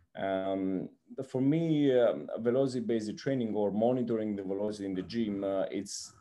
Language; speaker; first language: English; non-native, fluent; Italian